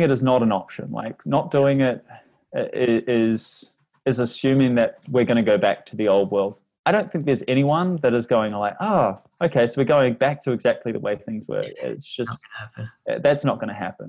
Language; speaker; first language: English; native; English